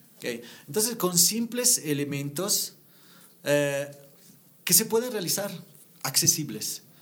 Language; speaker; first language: Spanish; non-native, fluent; Italian